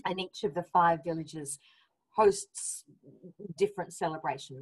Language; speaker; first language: English; native; English